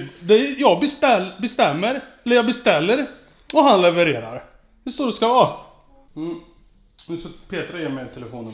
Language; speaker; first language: Swedish; native; Swedish